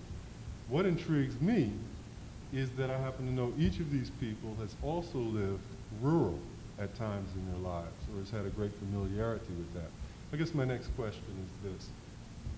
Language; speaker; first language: English; native; English